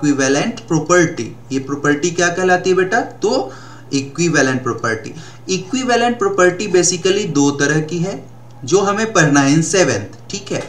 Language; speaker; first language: Hindi; native; Hindi